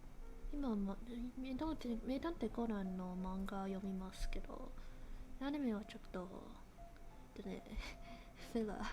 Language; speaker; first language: Japanese; non-native, learner; English